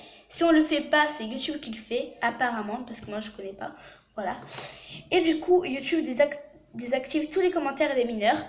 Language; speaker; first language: French; native; French